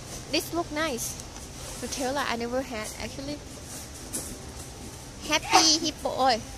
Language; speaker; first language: English; non-native, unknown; Thai